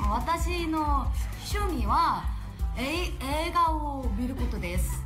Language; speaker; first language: Japanese; non-native, learner; Korean